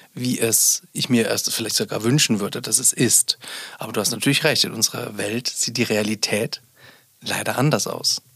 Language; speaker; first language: German; native; German